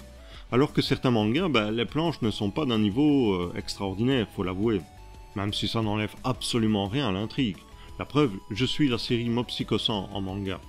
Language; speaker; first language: French; native; French